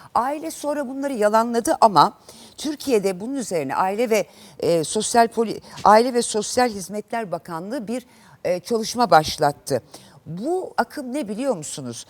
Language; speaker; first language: Turkish; native; Turkish